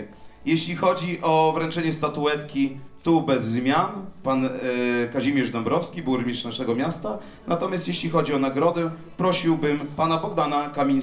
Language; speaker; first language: Polish; native; Polish